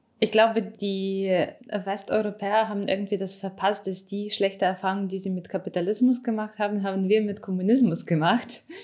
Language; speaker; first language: German; non-native, fluent; Ukrainian